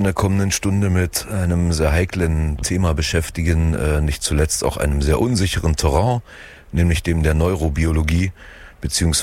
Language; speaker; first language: German; native; German